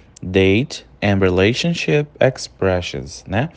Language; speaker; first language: English; non-native, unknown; Portuguese